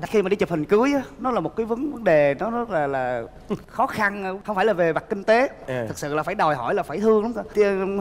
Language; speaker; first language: Vietnamese; native; Vietnamese